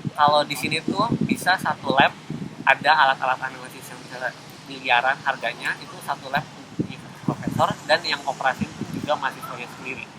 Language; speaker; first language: Indonesian; native; Indonesian